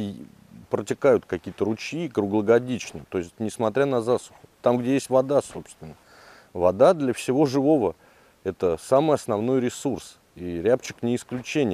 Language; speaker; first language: Russian; native; Russian